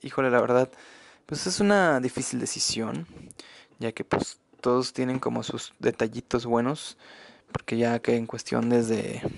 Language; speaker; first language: Spanish; native; Spanish